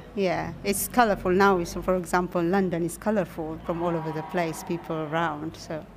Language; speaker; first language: English; non-native, fluent; Amharic